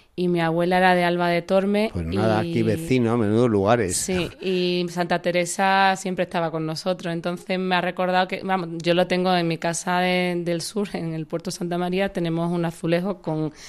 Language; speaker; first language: Spanish; native; Spanish